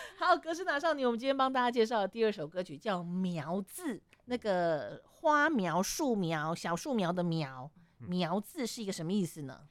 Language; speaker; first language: Chinese; native; Chinese